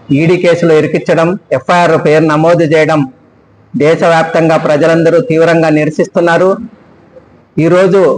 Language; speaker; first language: Telugu; native; Telugu